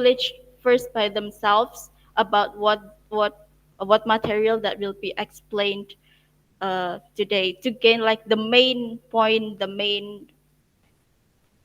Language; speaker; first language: English; non-native, learner; Indonesian